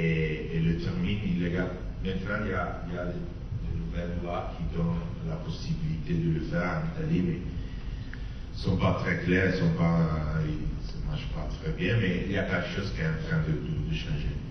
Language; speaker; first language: French; non-native, fluent; Italian